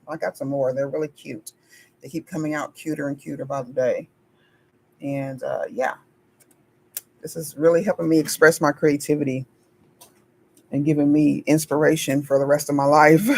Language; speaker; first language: English; native; English